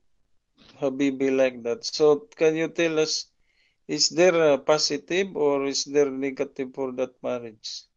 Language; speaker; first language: English; non-native, local second language; Filipino